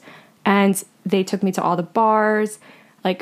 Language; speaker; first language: English; early bilingual, other home language; Spanish